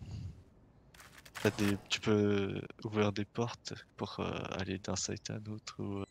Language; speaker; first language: French; native; French